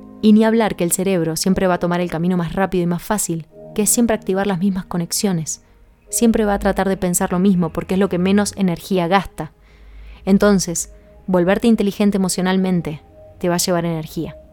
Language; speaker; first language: Spanish; native; Spanish